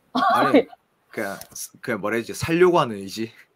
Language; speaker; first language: Korean; native; Korean